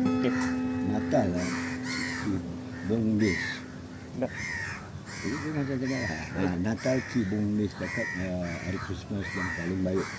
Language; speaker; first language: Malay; non-native, local second language; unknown